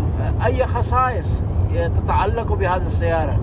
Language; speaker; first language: Arabic; non-native, learner; Urdu